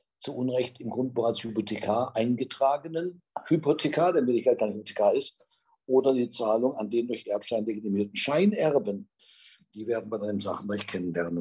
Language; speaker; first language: German; native; German